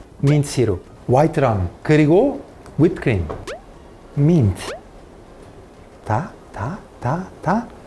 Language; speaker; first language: Korean; non-native, learner; Italian